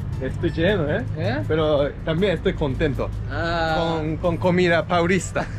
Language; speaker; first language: Spanish; non-native, fluent; Japanese